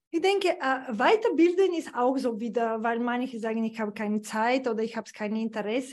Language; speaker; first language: German; non-native, fluent; Bulgarian